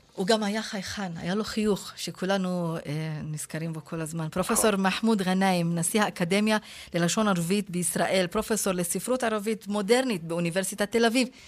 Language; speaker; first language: Hebrew; non-native, local second language; Arabic